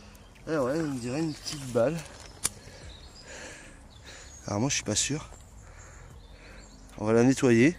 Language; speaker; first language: French; native; French